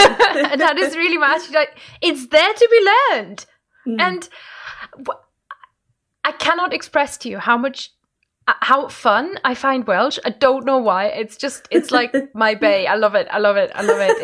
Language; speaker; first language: English; non-native, fluent; German